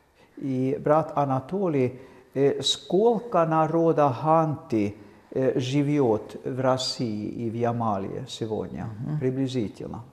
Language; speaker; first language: Russian; non-native, fluent; Swedish